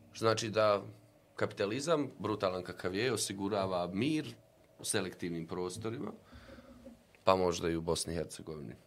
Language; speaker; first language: Bosnian; native; Bosnian